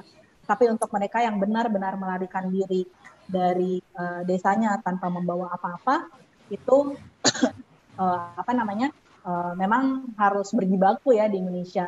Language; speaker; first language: Indonesian; native; Indonesian